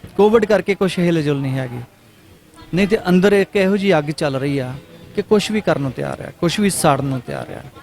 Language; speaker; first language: Punjabi; native; Punjabi